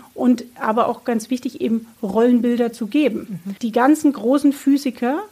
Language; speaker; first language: German; native; German